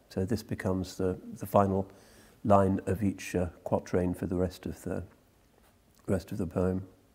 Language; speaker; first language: English; native; English